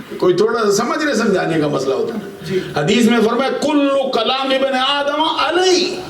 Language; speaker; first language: Urdu; non-native, local second language; Punjabi